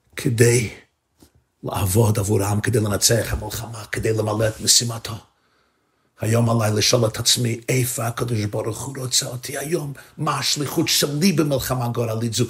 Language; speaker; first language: Hebrew; non-native, fluent; English